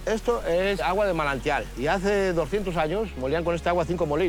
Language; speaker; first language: Spanish; native; Spanish